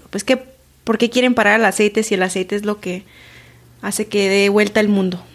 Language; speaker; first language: Spanish; early bilingual, heritage; Spanish